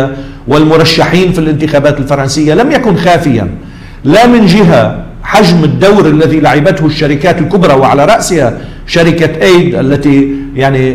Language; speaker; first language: Arabic; native; Arabic